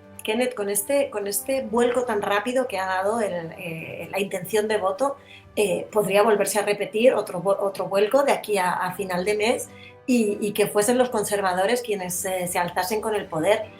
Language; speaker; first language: Spanish; native; Spanish